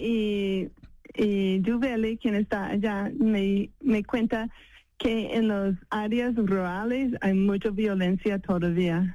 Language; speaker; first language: Spanish; non-native, fluent; English